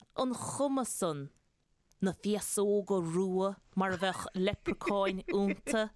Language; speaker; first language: Irish; native; Irish